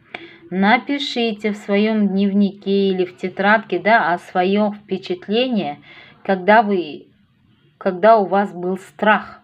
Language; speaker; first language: Russian; non-native, local second language; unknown